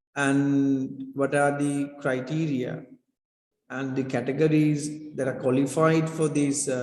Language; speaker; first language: English; non-native, local second language; Sinhala